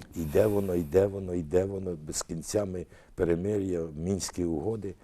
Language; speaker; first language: Ukrainian; early bilingual, other home language; Russian